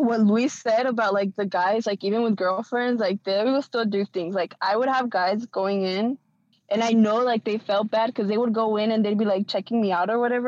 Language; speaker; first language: English; early bilingual, other home language; Spanish